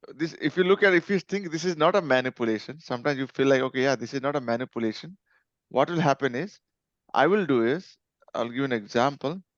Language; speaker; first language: English; non-native, local second language; Nepali